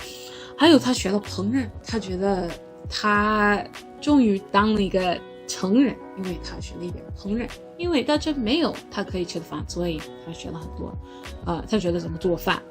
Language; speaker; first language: Chinese; non-native, learner; English